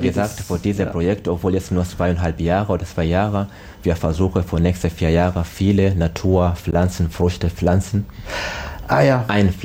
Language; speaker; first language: German; non-native, learner; Swahili